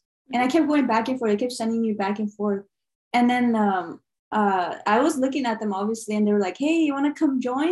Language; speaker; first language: English; early bilingual, other home language; Armenian